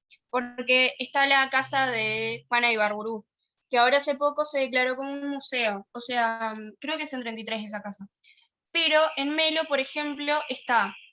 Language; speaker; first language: Spanish; native; Spanish